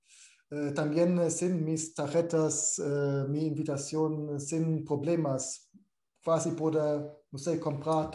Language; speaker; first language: Spanish; non-native, fluent; German